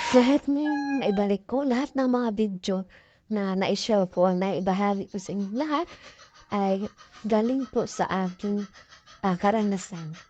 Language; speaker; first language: Filipino; non-native, local second language; Cebuano